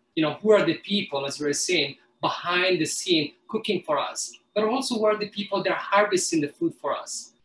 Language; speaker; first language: English; early bilingual, other home language; Somali